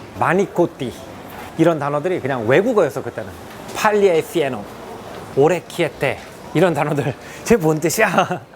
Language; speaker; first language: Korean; native; Korean